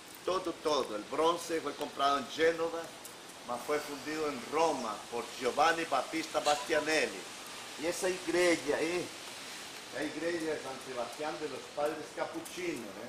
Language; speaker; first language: Spanish; non-native, learner; Portuguese